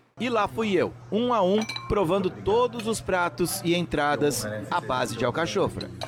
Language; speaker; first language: Portuguese; native; Portuguese